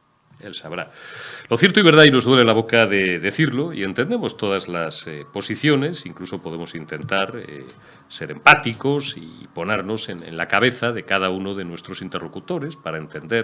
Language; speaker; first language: Spanish; native; Spanish